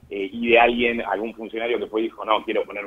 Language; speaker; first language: Spanish; native; Spanish